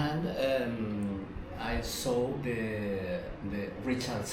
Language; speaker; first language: English; non-native, learner; Spanish